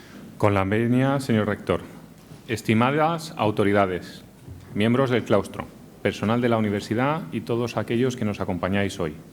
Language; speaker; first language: Spanish; native; Spanish